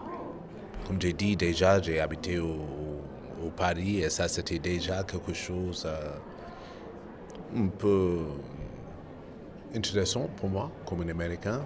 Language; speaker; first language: French; non-native, fluent; English